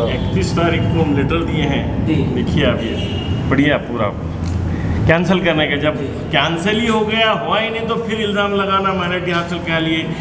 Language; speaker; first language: Hindi; non-native, local second language; Urdu